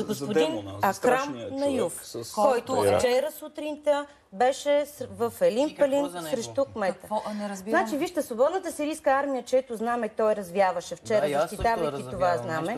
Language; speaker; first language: Bulgarian; native; Bulgarian